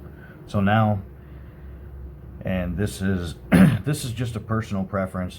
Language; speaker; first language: English; native; English